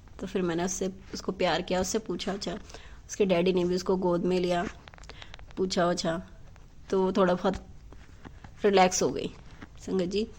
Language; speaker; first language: Hindi; native; Hindi